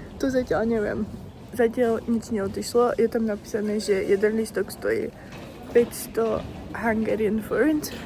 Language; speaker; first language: Slovak; native; Slovak